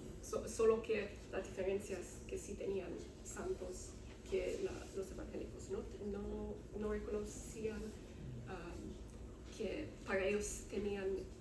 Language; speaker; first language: Spanish; non-native, learner; Romanian